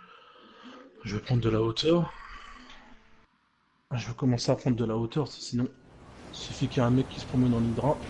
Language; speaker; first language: French; native; French